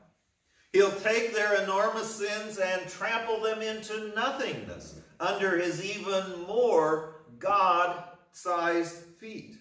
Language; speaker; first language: English; native; English